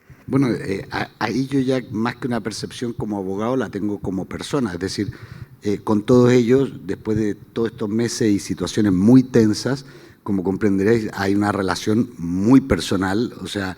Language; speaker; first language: Spanish; native; Spanish